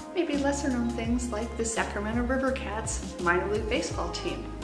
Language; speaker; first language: English; native; English